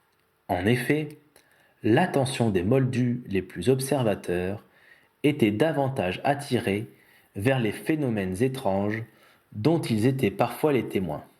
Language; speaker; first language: French; native; French